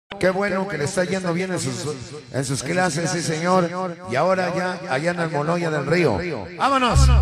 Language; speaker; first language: Spanish; native; Spanish